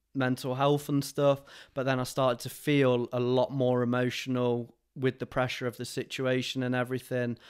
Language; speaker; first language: English; native; English